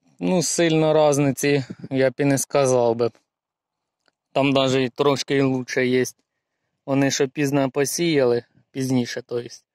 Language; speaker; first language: Ukrainian; non-native, local second language; Russian